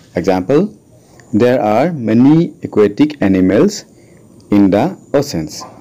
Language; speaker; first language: English; non-native, local second language; Assamese